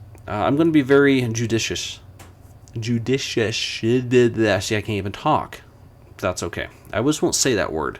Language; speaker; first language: English; native; English